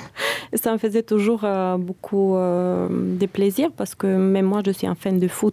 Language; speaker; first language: French; non-native, fluent; Bulgarian